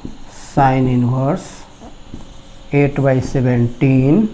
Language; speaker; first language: Hindi; native; Hindi